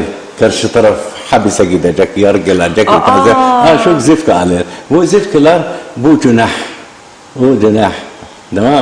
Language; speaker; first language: Turkish; non-native, learner; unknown